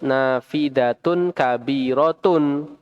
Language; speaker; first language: Arabic; non-native, fluent; Indonesian